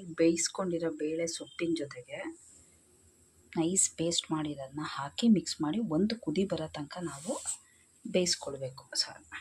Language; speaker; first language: Kannada; native; Kannada